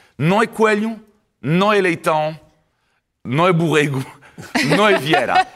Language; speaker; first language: Portuguese; non-native, fluent; French